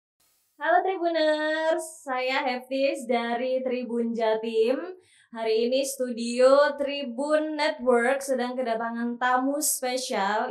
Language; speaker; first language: Indonesian; native; Indonesian